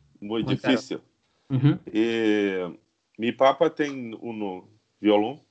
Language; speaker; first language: Spanish; non-native, learner; Portuguese